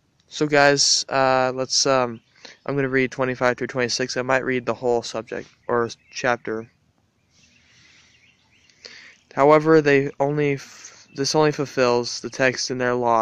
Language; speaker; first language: English; native; English